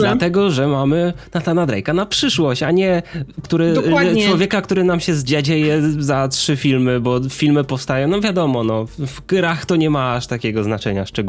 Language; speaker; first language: Polish; native; Polish